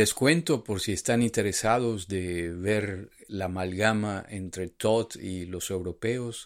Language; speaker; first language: Spanish; native; Spanish